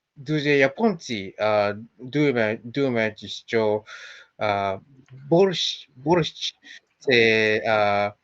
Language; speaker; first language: Ukrainian; non-native, learner; Japanese